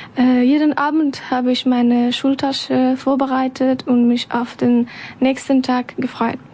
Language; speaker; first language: German; non-native, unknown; Persian